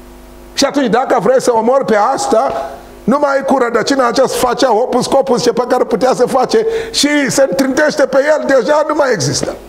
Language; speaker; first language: Romanian; non-native, learner; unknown